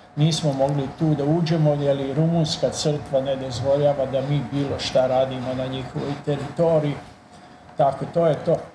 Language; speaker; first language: Serbian; native; Serbian